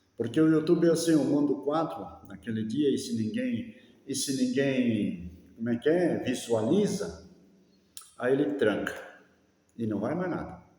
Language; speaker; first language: Portuguese; native; Portuguese